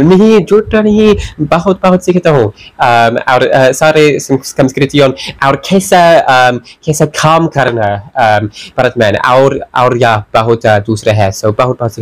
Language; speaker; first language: Hindi; non-native, learner; English